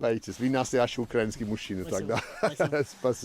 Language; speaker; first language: Russian; non-native, learner; English